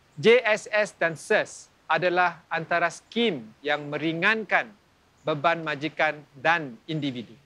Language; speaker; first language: Malay; native; Malay